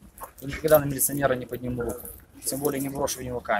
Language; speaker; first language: Russian; native; Russian